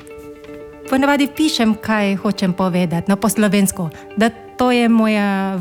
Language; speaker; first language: Slovenian; non-native, learner; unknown